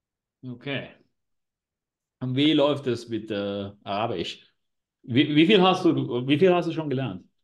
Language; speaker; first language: German; non-native, learner; Spanish